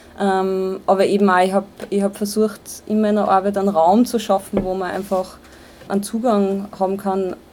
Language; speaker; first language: German; native; German